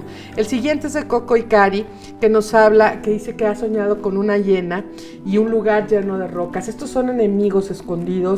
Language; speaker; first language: Spanish; native; Spanish